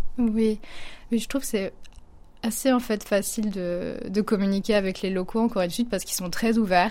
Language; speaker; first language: French; native; French